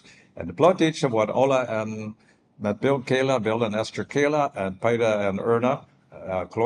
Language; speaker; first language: German; non-native, learner; Plautdietsch